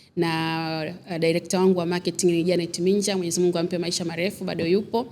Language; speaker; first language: Swahili; native; Swahili